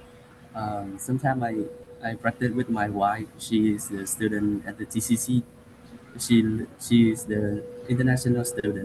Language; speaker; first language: English; non-native, learner; Vietnamese